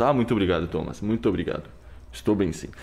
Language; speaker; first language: Portuguese; non-native, fluent; Korean